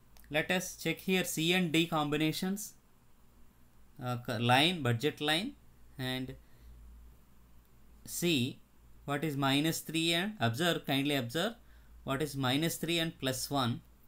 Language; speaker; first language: English; non-native, local second language; Telugu